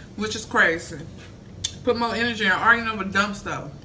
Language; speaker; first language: English; native; English